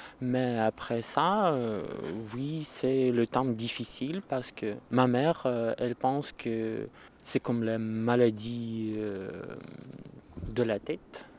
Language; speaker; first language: French; non-native, learner; Russian